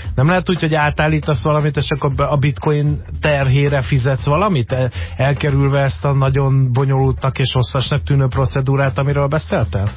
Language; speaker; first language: Hungarian; native; Hungarian